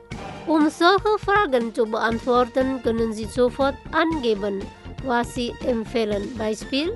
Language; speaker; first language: German; non-native, fluent; Indonesian